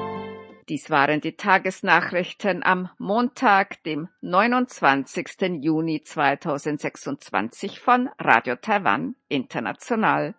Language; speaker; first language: German; native; German